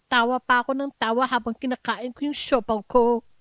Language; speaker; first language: Filipino; non-native, local second language; Cebuano